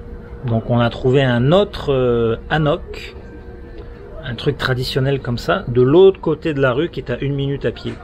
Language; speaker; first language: French; native; French